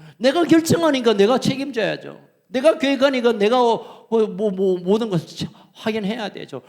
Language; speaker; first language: Korean; native; Korean